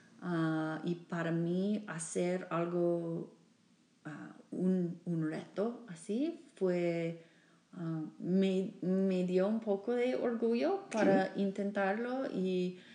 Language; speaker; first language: Spanish; non-native, fluent; English